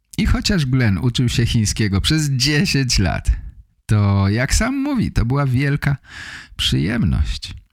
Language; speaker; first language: Polish; native; Polish